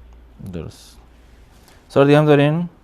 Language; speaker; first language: Persian; native; Persian